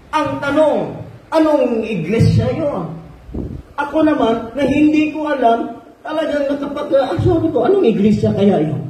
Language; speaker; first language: Filipino; non-native, local second language; Cebuano